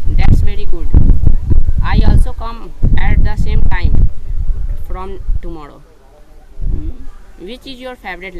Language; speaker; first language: English; non-native, learner; Hindi